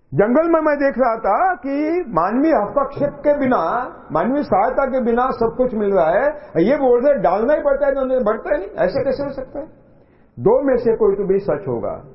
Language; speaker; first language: Hindi; non-native, local second language; Marathi